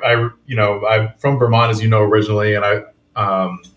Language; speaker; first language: English; native; English